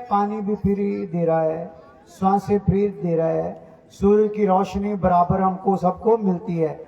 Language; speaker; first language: Hindi; non-native, local second language; Punjabi